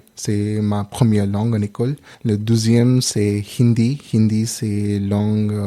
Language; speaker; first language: French; non-native, learner; Telugu